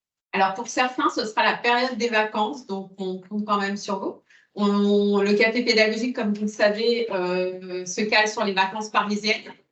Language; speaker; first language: French; native; French